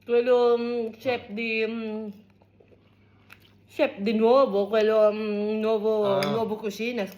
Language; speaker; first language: Italian; non-native, learner; Filipino